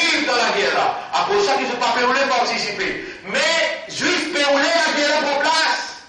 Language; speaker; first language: French; non-native, local second language; Morisyen